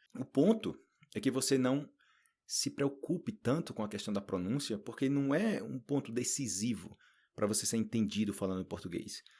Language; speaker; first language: Portuguese; native; Portuguese